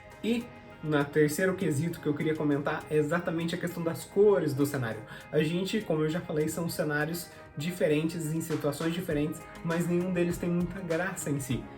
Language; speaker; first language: Portuguese; native; Portuguese